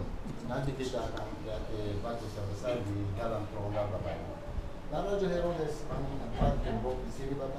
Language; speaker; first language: Indonesian; non-native, fluent; Hebrew